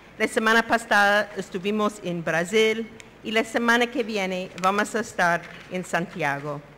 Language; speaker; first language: Spanish; non-native, fluent; English